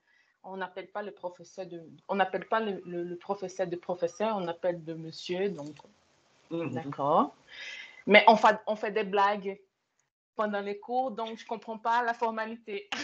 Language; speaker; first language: French; non-native, fluent; Portuguese